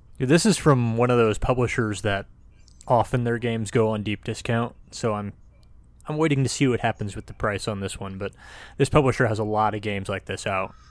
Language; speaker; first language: English; native; English